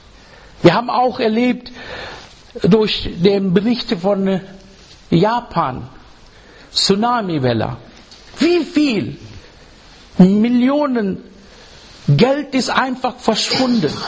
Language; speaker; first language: German; non-native, fluent; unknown